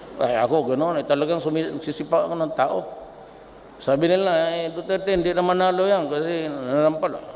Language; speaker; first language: Filipino; non-native, local second language; Cebuano